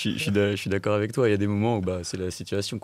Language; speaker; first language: French; native; French